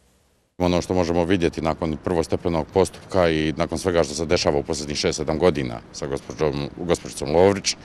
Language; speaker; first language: Bosnian; native; Bosnian